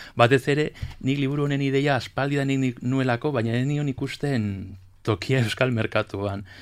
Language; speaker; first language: Basque; non-native, local second language; Spanish